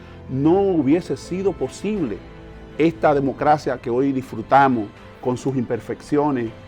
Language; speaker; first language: Spanish; native; Spanish